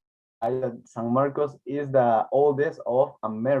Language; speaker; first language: English; non-native, learner; Spanish